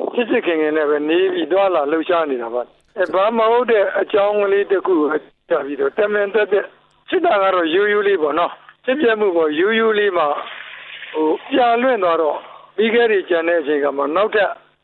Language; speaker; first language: Burmese; native; Burmese